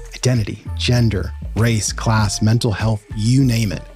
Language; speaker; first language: English; native; English